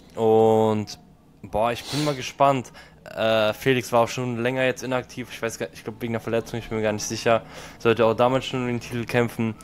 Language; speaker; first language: German; native; German